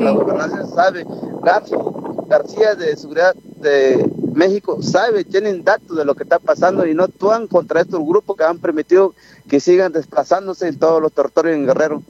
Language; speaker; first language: Spanish; non-native, local second language; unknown